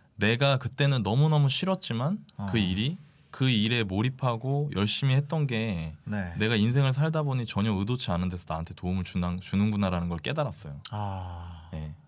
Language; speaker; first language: Korean; native; Korean